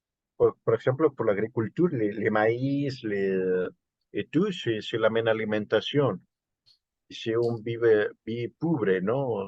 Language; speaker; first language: French; non-native, learner; Spanish